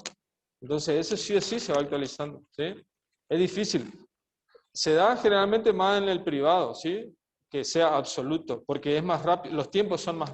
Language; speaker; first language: Spanish; native; Spanish